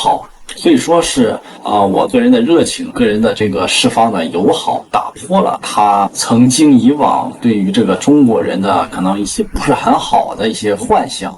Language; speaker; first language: Chinese; native; Chinese